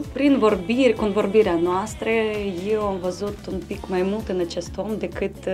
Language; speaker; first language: Romanian; non-native, local second language; Russian